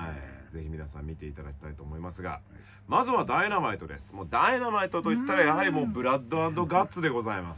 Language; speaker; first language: Japanese; native; Japanese